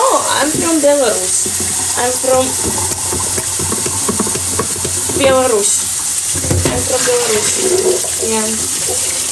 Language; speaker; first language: English; non-native, learner; Russian